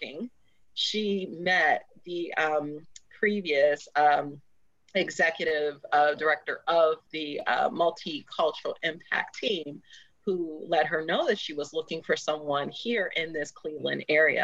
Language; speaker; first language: English; native; English